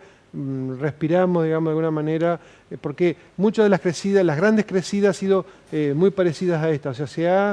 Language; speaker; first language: Spanish; native; Spanish